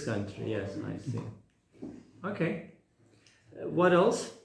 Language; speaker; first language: English; non-native, fluent; Persian